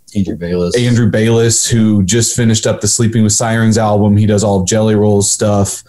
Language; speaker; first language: English; native; English